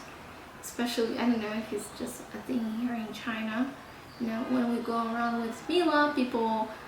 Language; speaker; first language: English; non-native, fluent; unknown